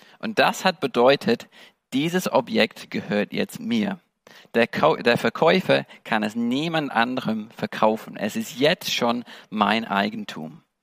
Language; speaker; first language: German; non-native, fluent; English